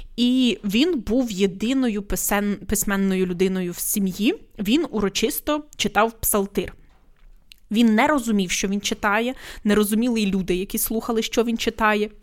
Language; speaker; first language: Ukrainian; native; Ukrainian